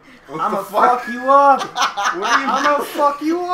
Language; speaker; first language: English; native; English